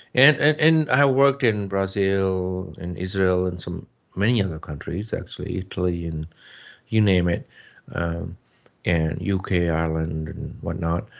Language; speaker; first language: English; non-native, local second language; Punjabi